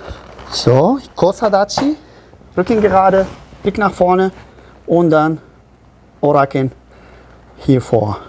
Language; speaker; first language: German; non-native, fluent; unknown